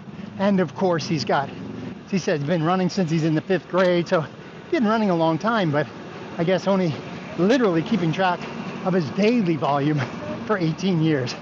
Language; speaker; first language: English; native; English